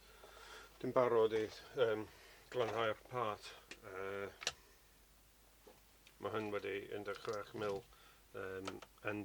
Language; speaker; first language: Welsh; non-native, learner; English